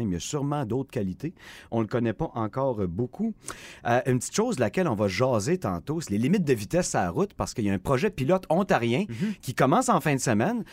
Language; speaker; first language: French; native; French